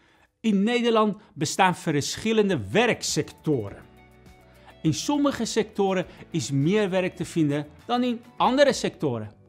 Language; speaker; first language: Dutch; non-native, fluent; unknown